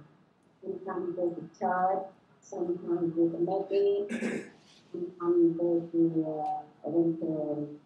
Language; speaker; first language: English; non-native, learner; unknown